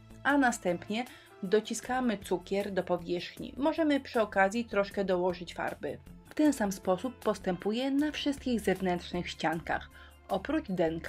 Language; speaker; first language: Polish; native; Polish